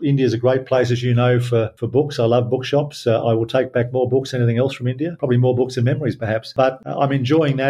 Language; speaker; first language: English; native; English